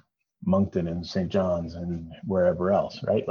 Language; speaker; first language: English; native; English